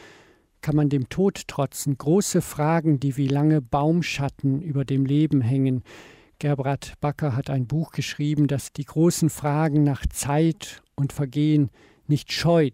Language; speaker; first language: German; native; German